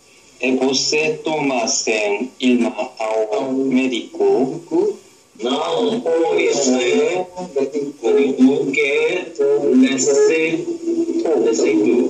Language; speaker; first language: Portuguese; non-native, learner; Korean